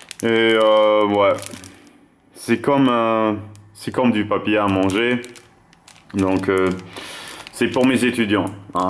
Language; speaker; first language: French; non-native, fluent; German